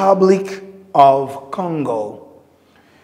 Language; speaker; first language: English; non-native, fluent; Lingala